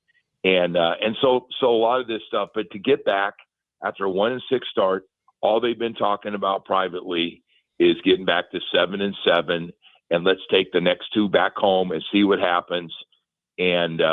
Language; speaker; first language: English; native; English